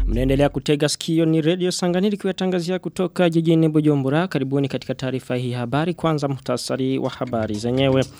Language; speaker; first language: Swahili; non-native, local second language; Rundi